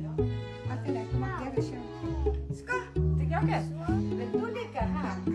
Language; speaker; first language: Icelandic; non-native, learner; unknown